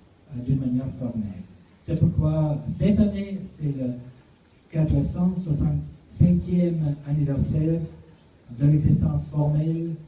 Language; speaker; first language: French; non-native, fluent; Russian